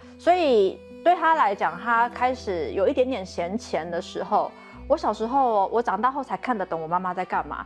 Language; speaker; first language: Chinese; native; Chinese